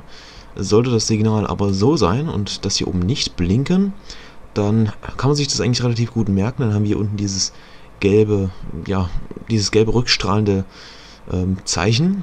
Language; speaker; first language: German; native; German